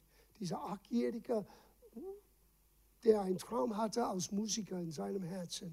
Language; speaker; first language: German; non-native, fluent; English